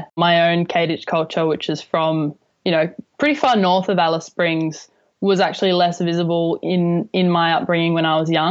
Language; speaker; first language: English; native; English